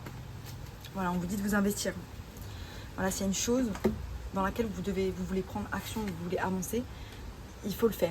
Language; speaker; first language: French; native; French